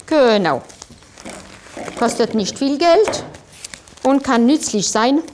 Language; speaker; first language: German; non-native, fluent; French